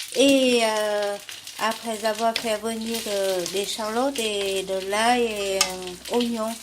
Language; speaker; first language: French; non-native, fluent; Vietnamese